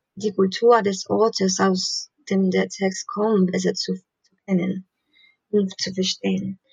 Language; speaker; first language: German; non-native, fluent; Spanish